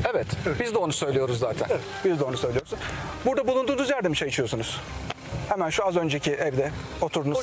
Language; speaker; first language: Turkish; native; Turkish